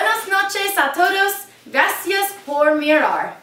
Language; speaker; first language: Spanish; non-native, learner; English